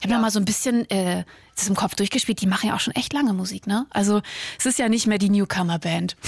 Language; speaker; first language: German; native; German